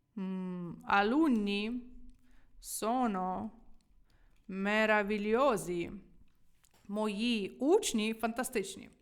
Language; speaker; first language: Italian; non-native, fluent; Ukrainian